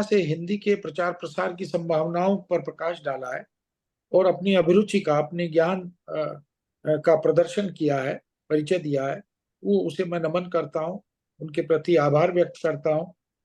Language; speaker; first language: Hindi; native; Hindi